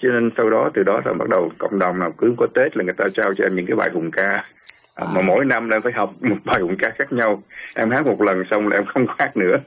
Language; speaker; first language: Vietnamese; early bilingual, heritage; Vietnamese